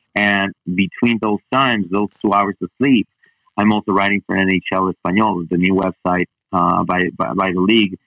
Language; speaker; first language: English; non-native, fluent; Spanish